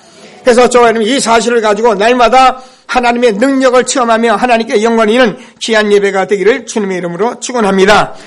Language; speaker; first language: Korean; native; Korean